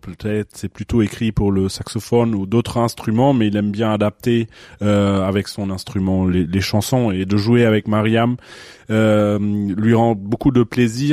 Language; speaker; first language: French; non-native, fluent; German